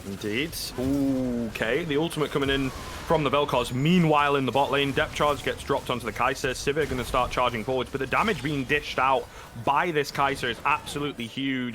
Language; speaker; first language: English; native; English